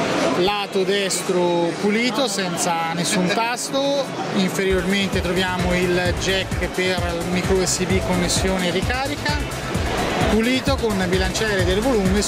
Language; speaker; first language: Italian; native; Italian